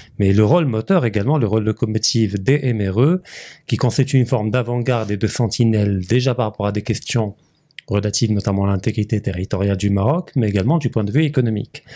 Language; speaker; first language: French; non-native, local second language; Arabic